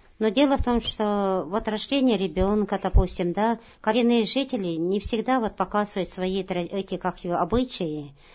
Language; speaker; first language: Russian; non-native, local second language; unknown